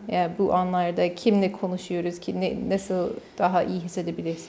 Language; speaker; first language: Turkish; non-native, learner; English